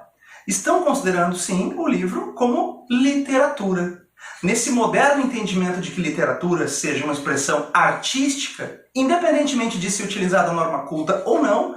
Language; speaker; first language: Portuguese; native; Portuguese